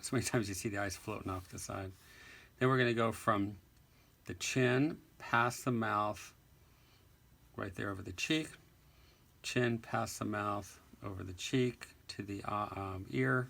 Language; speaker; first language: English; native; English